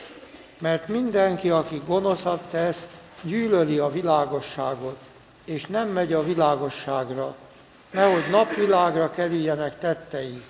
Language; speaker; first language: Hungarian; native; Hungarian